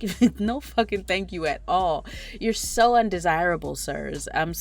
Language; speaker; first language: English; native; English